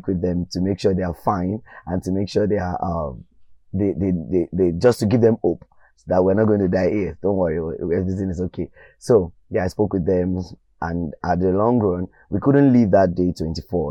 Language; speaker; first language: English; non-native, local second language; Yoruba